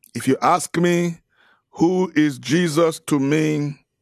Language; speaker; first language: English; non-native, local second language; Yoruba